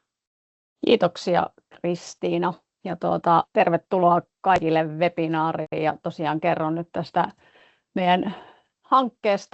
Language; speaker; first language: Finnish; native; Finnish